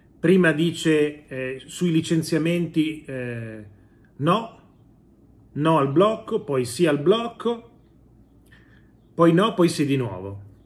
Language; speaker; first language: Italian; native; Italian